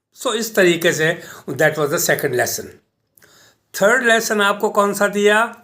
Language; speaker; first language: Urdu; native; Urdu